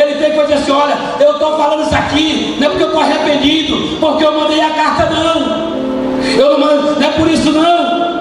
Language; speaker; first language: Portuguese; native; Portuguese